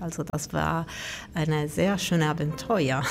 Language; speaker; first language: German; non-native, fluent; Italian